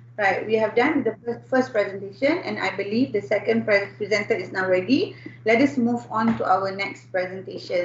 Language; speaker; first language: English; non-native, local second language; Malay